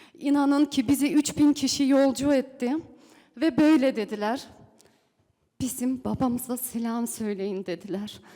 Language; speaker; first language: Turkish; early bilingual, heritage; Turkish